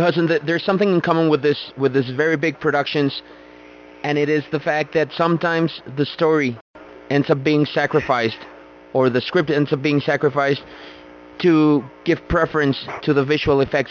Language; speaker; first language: English; non-native, fluent; Spanish